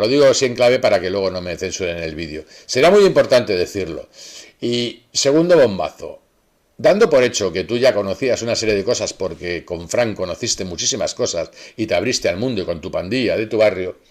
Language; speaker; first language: Spanish; native; Spanish